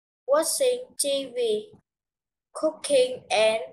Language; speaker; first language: English; non-native, learner; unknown